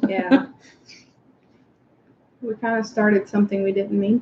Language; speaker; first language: English; native; English